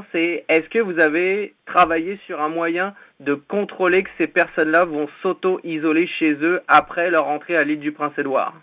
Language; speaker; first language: French; native; French